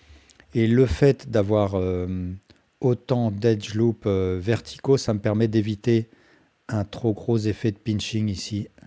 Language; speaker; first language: French; native; French